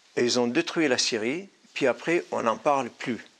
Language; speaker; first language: French; non-native, fluent; Arabic